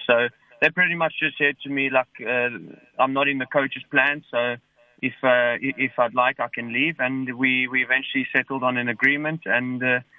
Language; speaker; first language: English; native; English